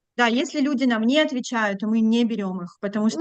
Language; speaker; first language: Russian; native; Russian